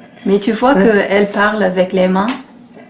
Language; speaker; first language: French; non-native, learner; English